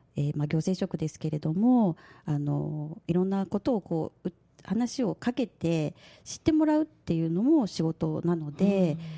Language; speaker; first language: Japanese; native; Japanese